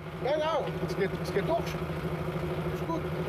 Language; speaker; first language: German; non-native, learner; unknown